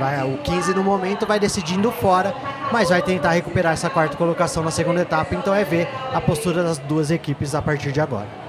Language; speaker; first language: Portuguese; native; Portuguese